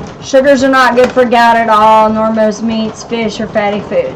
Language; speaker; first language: English; native; English